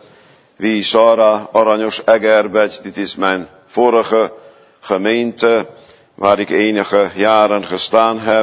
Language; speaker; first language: Dutch; non-native, fluent; Hungarian